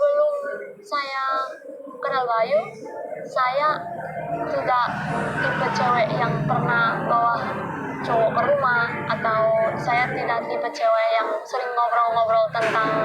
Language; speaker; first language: Indonesian; non-native, fluent; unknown